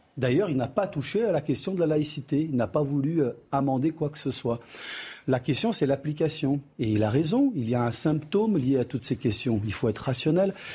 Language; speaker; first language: French; early bilingual, other home language; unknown